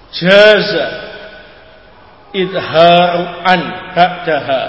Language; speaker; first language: Arabic; non-native, learner; Indonesian